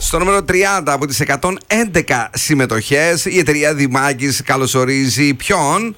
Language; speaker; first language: Greek; native; Greek